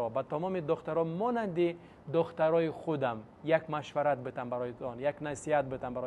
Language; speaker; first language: Persian; non-native, fluent; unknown